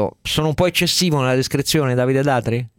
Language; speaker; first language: Italian; native; Italian